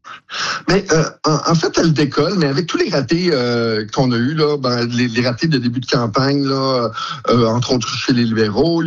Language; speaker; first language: French; native; French